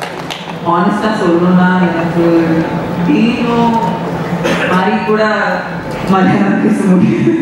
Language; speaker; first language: Tamil; non-native, fluent; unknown